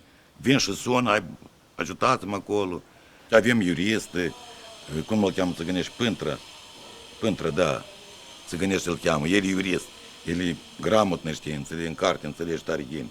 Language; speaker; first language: Romanian; non-native, local second language; Romany